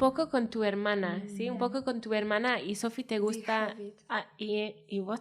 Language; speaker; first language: Spanish; non-native, fluent; Welsh